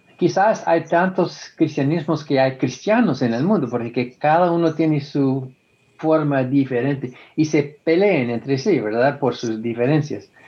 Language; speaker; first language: Spanish; non-native, fluent; English